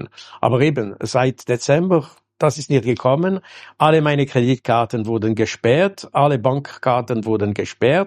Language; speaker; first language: German; non-native, local second language; French